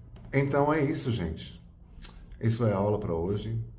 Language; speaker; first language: Portuguese; non-native, fluent; English